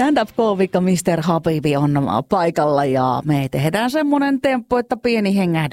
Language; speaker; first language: Finnish; native; Finnish